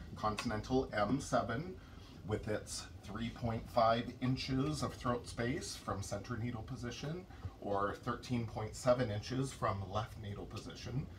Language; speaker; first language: English; native; English